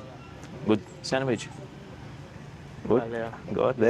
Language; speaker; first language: English; non-native, learner; Lithuanian